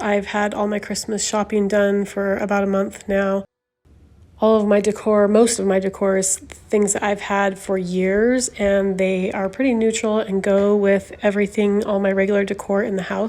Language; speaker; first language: English; native; English